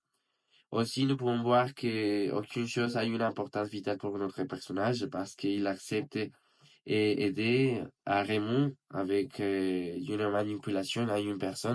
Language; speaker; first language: French; non-native, learner; Spanish